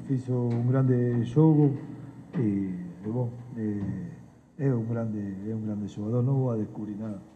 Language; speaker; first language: Portuguese; non-native, learner; Spanish